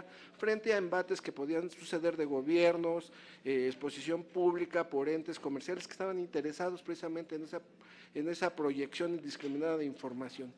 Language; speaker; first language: Spanish; native; Spanish